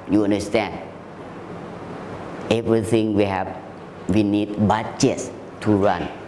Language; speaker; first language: English; non-native, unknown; Thai